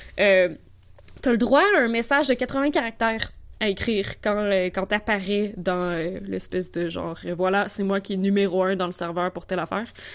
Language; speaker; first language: French; native; French